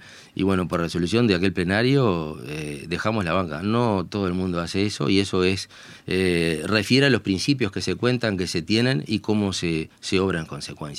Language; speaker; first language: Spanish; native; Spanish